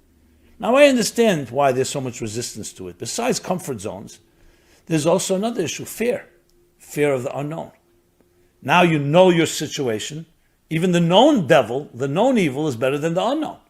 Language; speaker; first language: English; native; English